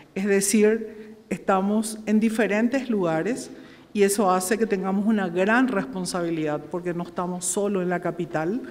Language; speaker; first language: Spanish; native; Spanish